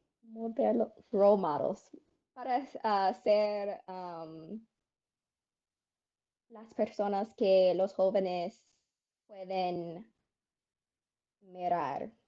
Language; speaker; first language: Spanish; non-native, learner; English